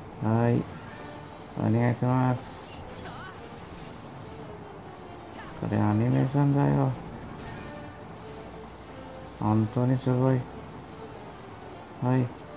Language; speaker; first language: Japanese; non-native, learner; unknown